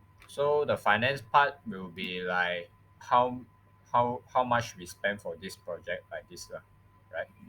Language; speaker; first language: English; non-native, local second language; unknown